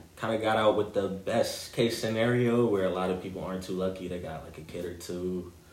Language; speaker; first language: English; native; English